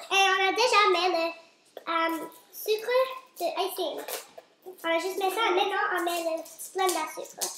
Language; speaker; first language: French; non-native, local second language; English